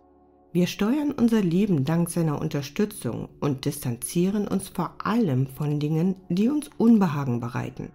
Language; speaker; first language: German; native; German